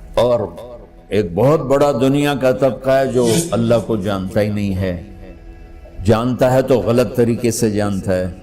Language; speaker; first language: Urdu; non-native, local second language; Punjabi